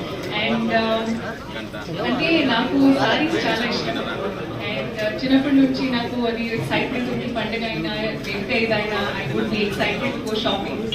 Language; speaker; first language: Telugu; non-native, local second language; Hindi